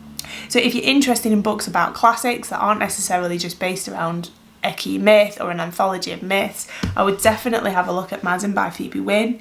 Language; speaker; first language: English; native; English